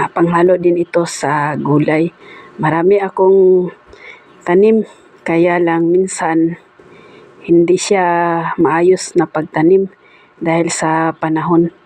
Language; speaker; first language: Filipino; non-native, local second language; Cebuano